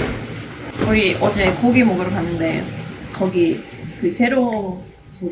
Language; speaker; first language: Korean; non-native, fluent; Swedish